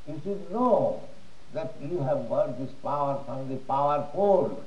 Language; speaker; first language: English; non-native, local second language; Bangla